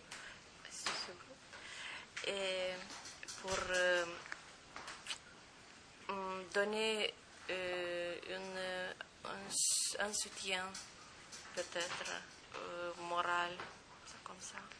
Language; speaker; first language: French; non-native, fluent; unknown